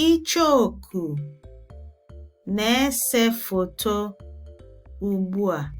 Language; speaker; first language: Igbo; early bilingual, heritage; Igbo